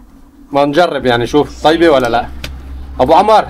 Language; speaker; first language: Arabic; non-native, local second language; Kurdish